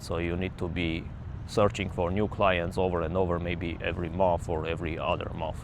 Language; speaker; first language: English; non-native, fluent; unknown